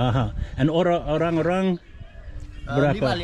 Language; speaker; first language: Indonesian; non-native, learner; English